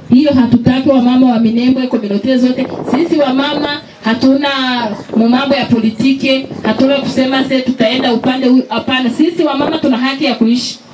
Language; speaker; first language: Swahili; non-native, local second language; Kinyarwanda